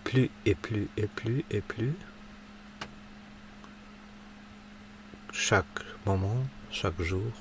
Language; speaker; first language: French; non-native, learner; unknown